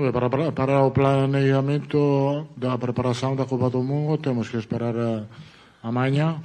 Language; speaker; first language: Portuguese; non-native, fluent; Italian